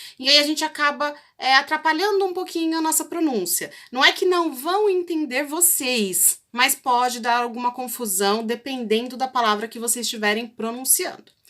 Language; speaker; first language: Portuguese; native; Portuguese